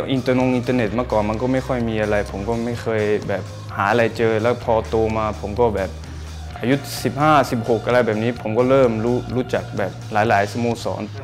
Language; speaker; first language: Thai; early bilingual, heritage; Thai